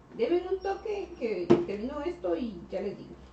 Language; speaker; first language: Spanish; native; Spanish